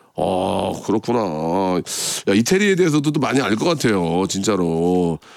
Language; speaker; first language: Korean; native; Korean